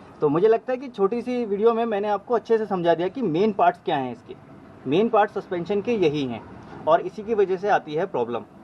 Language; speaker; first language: Hindi; native; Hindi